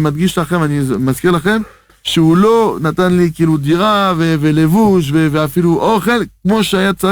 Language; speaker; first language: Hebrew; non-native, fluent; French